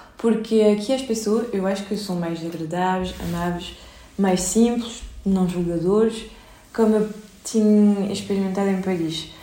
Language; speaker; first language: Portuguese; early bilingual, heritage; Portuguese